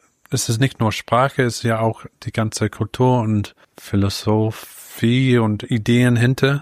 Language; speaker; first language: German; non-native, fluent; English